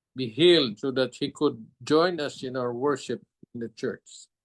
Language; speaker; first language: English; non-native, local second language; Filipino